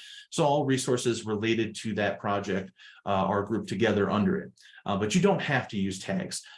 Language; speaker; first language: English; native; English